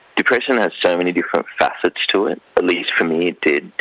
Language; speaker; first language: English; non-native, local second language; Sinhala